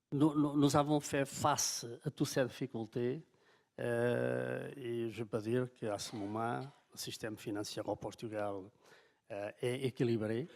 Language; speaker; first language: French; non-native, fluent; Portuguese